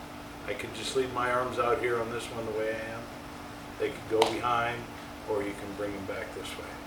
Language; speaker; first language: English; native; English